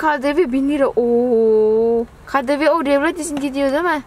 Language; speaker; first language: Turkish; non-native, learner; Indonesian